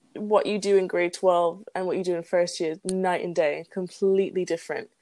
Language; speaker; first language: English; native; English